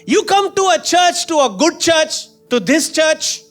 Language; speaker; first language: English; non-native, local second language; Marathi